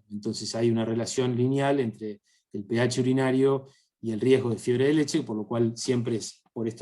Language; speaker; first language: Spanish; native; Spanish